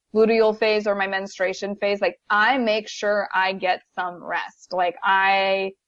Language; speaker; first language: English; native; English